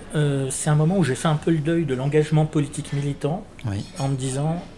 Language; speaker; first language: French; native; French